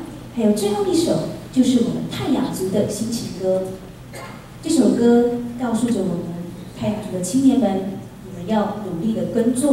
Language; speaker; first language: Chinese; native; Chinese